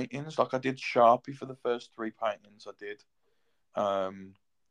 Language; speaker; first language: English; native; English